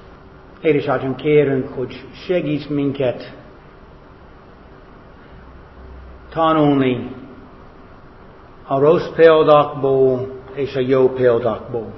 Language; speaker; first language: Hungarian; non-native, fluent; English